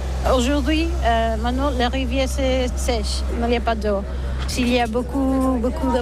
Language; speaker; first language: French; non-native, learner; Catalan